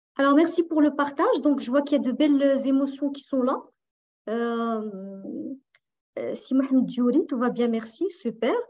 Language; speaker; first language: French; non-native, local second language; Arabic